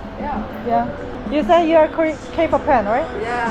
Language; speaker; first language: English; non-native, learner; Korean